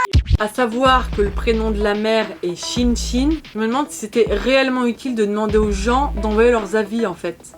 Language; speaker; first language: French; native; French